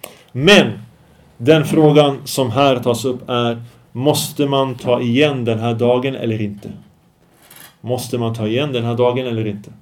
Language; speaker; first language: Swedish; early bilingual, other home language; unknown